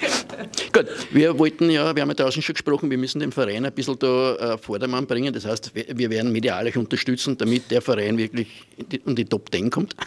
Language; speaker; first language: German; native; German